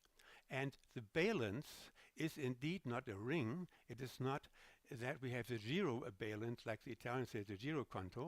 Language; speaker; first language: English; non-native, fluent; German